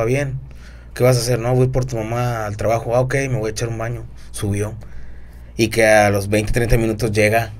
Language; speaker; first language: Spanish; native; Spanish